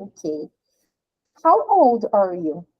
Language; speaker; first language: English; non-native, fluent; Portuguese